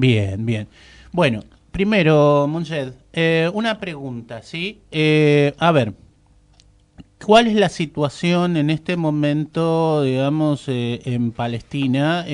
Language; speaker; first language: Spanish; native; Spanish